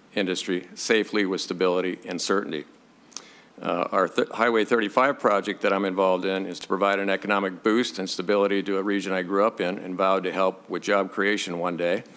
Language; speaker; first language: English; native; English